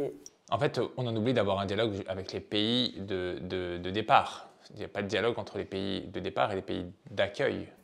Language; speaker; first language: French; native; French